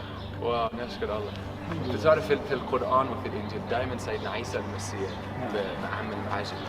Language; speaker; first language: Arabic; non-native, fluent; English